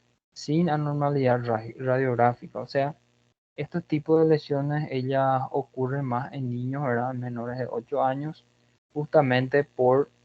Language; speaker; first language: Spanish; non-native, fluent; Portuguese